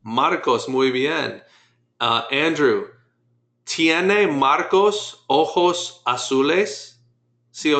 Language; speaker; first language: Spanish; non-native, fluent; English